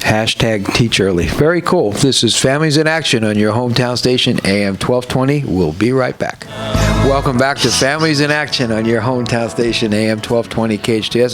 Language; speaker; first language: English; native; English